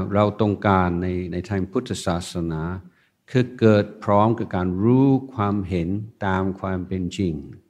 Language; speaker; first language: Thai; non-native, fluent; English